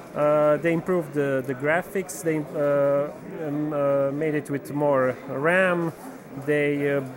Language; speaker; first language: English; non-native, fluent; Serbian